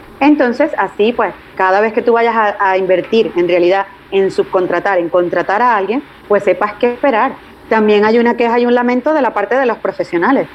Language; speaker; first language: Spanish; native; Spanish